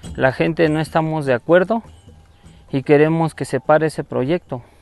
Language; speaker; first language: Spanish; native; Spanish